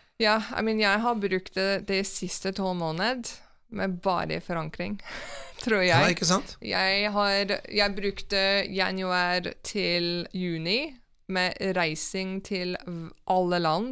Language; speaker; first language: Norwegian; non-native, fluent; English